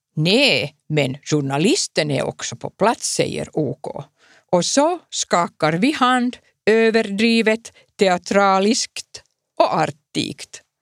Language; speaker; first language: Swedish; non-native, local second language; Finnish